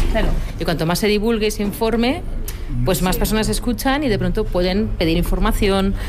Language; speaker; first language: Spanish; native; Spanish